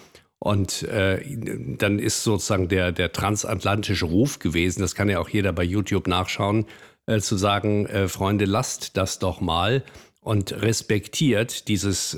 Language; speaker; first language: German; native; German